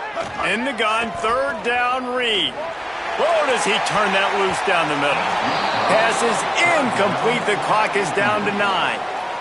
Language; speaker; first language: English; native; English